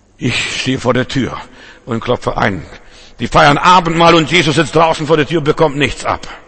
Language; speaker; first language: German; non-native, fluent; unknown